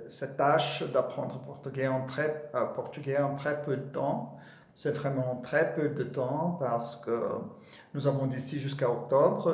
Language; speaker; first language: French; non-native, fluent; Portuguese